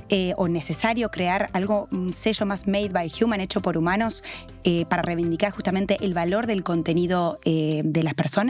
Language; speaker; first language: Spanish; native; Spanish